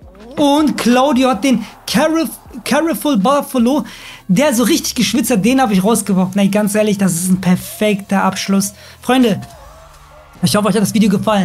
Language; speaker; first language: German; native; German